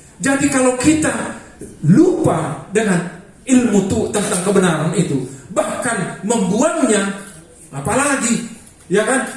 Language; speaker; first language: Indonesian; non-native, local second language; Batak Toba